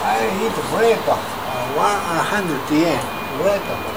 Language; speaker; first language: English; non-native, learner; Japanese